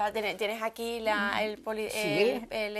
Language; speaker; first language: Spanish; native; Spanish